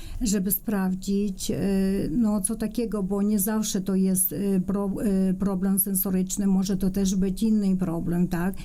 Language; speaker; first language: Polish; non-native, fluent; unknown